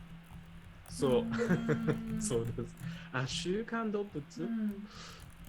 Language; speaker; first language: Japanese; non-native, learner; English